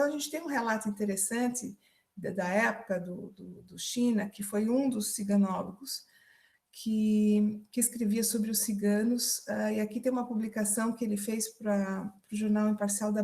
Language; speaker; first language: Portuguese; native; Portuguese